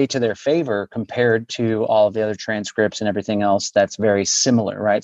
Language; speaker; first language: English; native; English